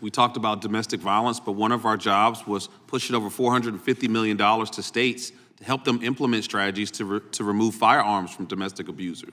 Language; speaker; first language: English; native; English